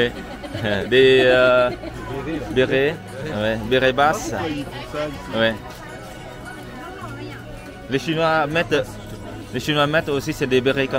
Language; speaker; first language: French; non-native, fluent; Vietnamese